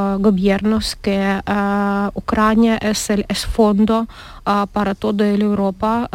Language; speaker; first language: Spanish; non-native, learner; Ukrainian